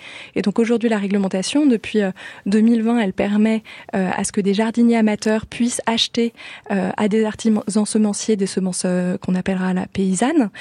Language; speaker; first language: French; native; French